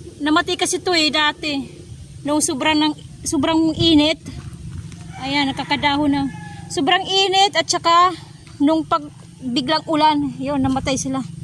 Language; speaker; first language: Filipino; non-native, local second language; Waray